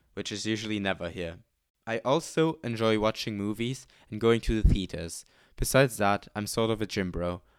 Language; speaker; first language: English; non-native, fluent; Luxembourgish